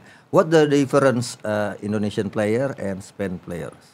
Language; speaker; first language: English; non-native, learner; Indonesian